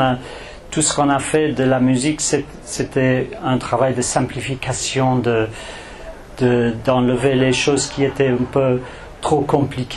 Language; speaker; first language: French; non-native, fluent; English